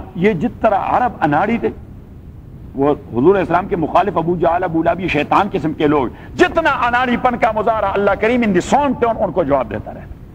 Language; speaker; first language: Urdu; non-native, local second language; Pashto